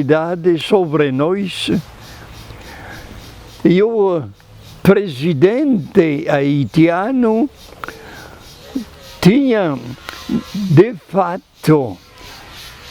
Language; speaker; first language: Portuguese; non-native, fluent; French